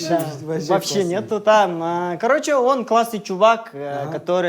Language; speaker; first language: Russian; non-native, local second language; Kazakh